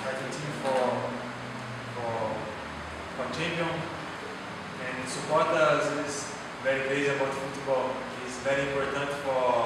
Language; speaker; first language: English; non-native, learner; Portuguese